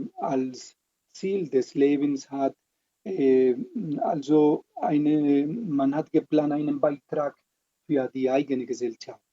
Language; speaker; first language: German; non-native, fluent; Spanish